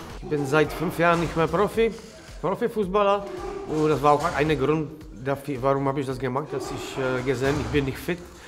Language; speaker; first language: German; non-native, learner; Czech